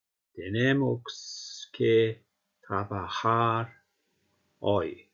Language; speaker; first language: Spanish; non-native, fluent; Icelandic